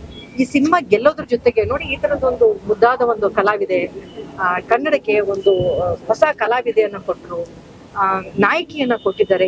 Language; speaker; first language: Kannada; native; Kannada